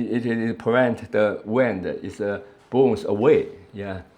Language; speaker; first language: English; non-native, learner; Chinese